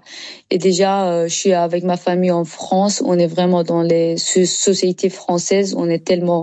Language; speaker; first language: French; non-native, learner; Persian